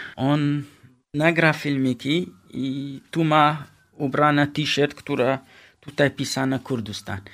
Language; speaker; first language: Polish; non-native, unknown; Kurdish